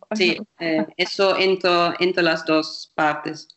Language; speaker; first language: Spanish; non-native, fluent; German